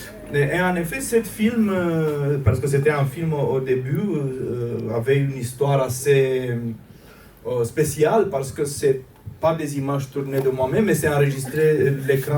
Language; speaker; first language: French; non-native, fluent; Romanian